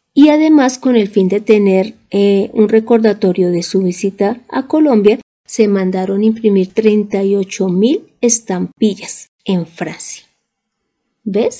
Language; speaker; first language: Spanish; native; Spanish